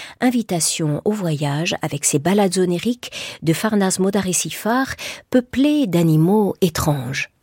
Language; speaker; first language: French; native; French